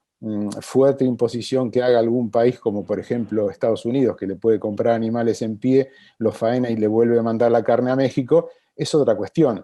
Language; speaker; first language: Spanish; native; Spanish